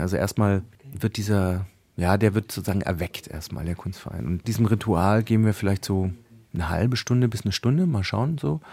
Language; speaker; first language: German; native; German